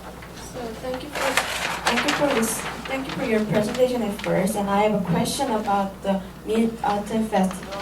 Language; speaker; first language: English; non-native, learner; Korean